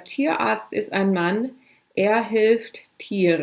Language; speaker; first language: German; non-native, fluent; English